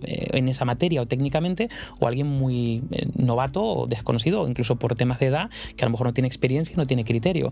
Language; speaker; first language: Spanish; native; Spanish